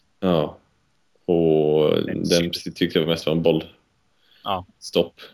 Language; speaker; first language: Swedish; native; Swedish